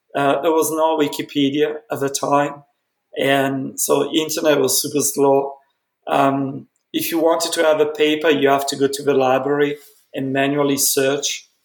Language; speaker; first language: English; non-native, fluent; Italian